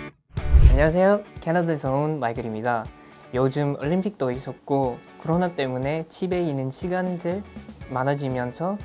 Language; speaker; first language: Korean; non-native, fluent; English